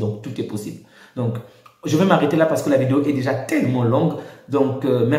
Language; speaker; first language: French; native; French